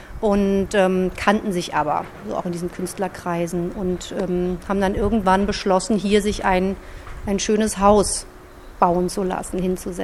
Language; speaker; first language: German; native; German